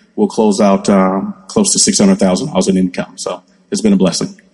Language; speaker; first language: English; native; English